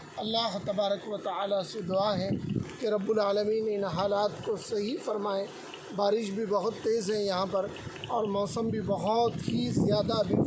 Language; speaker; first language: Hindi; non-native, local second language; Urdu